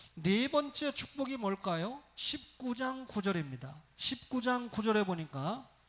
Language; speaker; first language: Korean; native; Korean